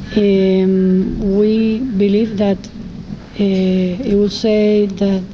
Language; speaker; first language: English; non-native, fluent; Spanish